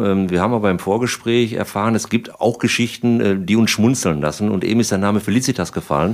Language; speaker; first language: German; native; German